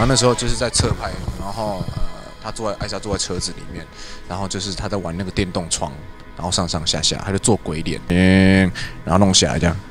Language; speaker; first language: Chinese; native; Chinese